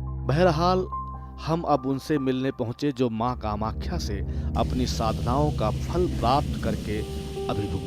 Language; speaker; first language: Hindi; native; Hindi